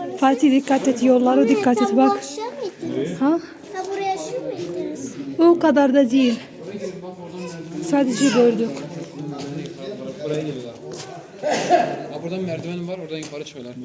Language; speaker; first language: Turkish; non-native, learner; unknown